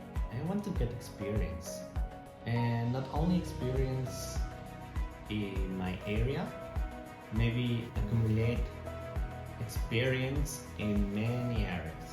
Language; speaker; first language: English; non-native, learner; Spanish